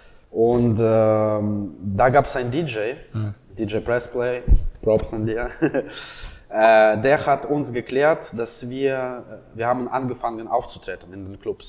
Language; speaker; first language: German; non-native, fluent; Russian